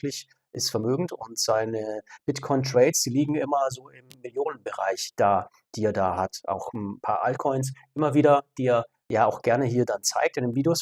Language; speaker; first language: German; native; German